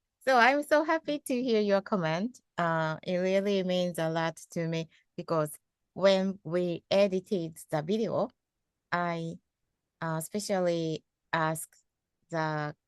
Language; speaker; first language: English; non-native, fluent; Japanese